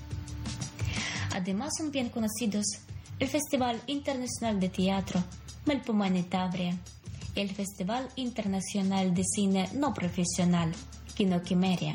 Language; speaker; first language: Spanish; non-native, fluent; Ukrainian